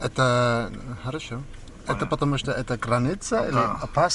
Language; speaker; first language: Russian; non-native, learner; English